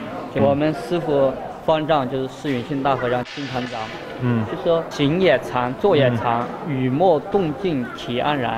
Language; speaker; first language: Chinese; native; Chinese